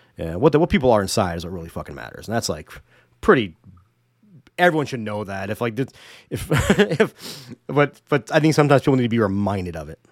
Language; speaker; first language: English; native; English